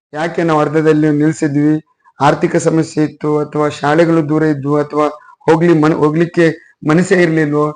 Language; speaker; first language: Kannada; non-native, local second language; Urdu